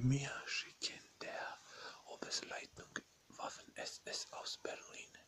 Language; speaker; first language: German; non-native, learner; Bosnian